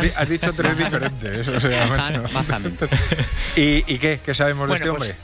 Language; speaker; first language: Spanish; native; Spanish